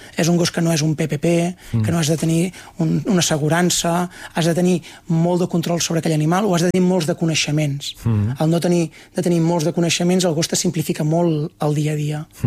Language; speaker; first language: Catalan; native; Catalan